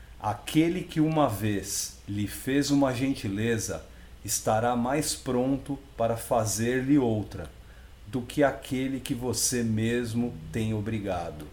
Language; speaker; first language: Portuguese; native; Portuguese